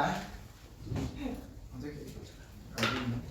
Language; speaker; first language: Korean; non-native, learner; Vietnamese